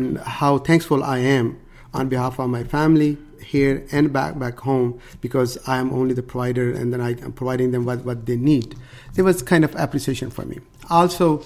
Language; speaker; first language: English; non-native, local second language; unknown